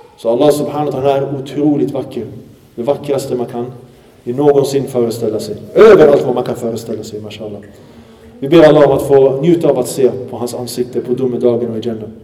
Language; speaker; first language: Swedish; early bilingual, other home language; Arabic